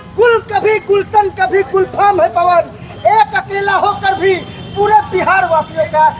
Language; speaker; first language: Hindi; non-native, local second language; Bhojpuri